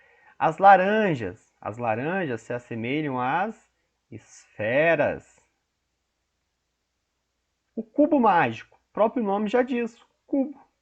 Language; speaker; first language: Portuguese; native; Portuguese